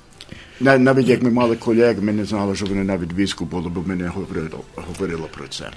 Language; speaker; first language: Ukrainian; early bilingual, heritage; Ukrainian